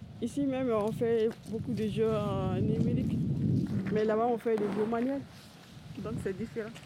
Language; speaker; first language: French; non-native, learner; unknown